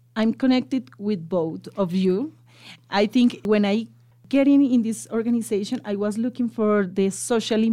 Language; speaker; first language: English; non-native, local second language; Spanish